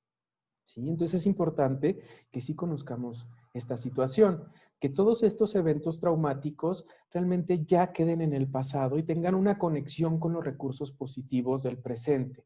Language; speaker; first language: Spanish; native; Spanish